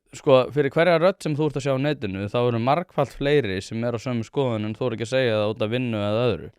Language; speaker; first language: Icelandic; native; Icelandic